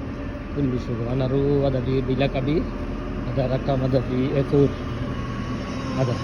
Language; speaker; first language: Arabic; non-native, learner; Bangla